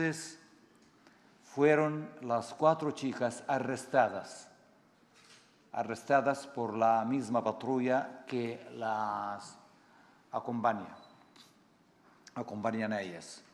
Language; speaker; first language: Spanish; non-native, fluent; Arabic